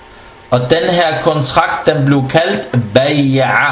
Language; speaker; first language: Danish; non-native, fluent; Arabic